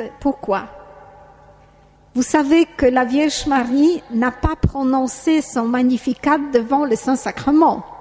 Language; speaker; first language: French; non-native, fluent; Polish